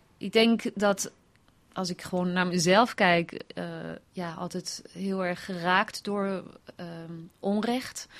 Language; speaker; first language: Dutch; native; Dutch